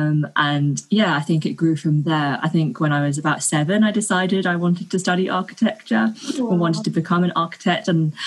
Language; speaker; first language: English; native; English